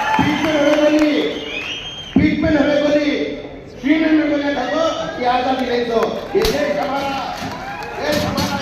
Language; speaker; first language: Hindi; native; Hindi